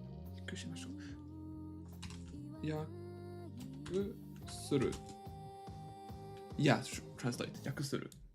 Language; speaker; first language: Japanese; non-native, learner; English